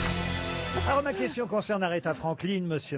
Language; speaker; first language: French; native; French